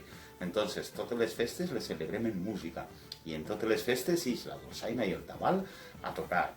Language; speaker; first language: Catalan; native; Catalan